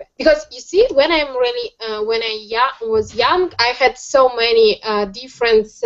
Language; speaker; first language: English; non-native, learner; Russian